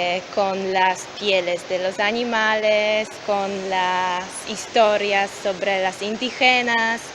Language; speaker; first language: Spanish; non-native, learner; Polish